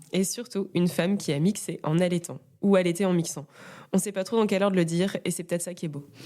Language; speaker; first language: French; native; French